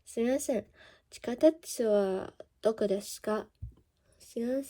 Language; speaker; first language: Japanese; non-native, learner; English